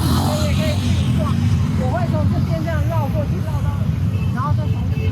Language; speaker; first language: Chinese; native; Chinese